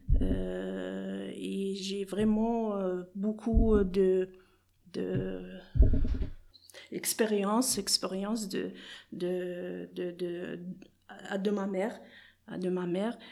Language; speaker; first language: French; non-native, learner; Arabic